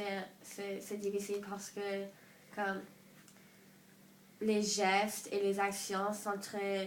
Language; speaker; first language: French; non-native, learner; English